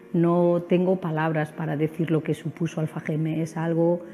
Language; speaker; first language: Spanish; native; Spanish